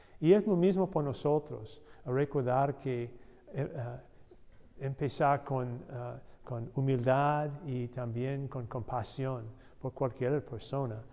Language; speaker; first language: Spanish; non-native, learner; English